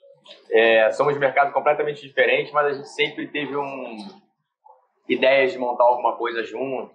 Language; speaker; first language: Portuguese; native; Portuguese